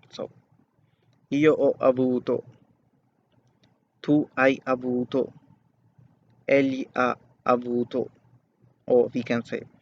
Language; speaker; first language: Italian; non-native, fluent; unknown